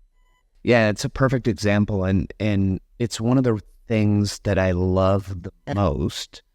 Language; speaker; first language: English; native; English